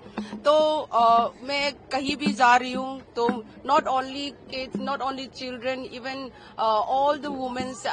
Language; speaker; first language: Hindi; non-native, local second language; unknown